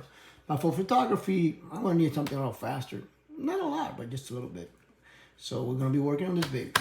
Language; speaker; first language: English; native; English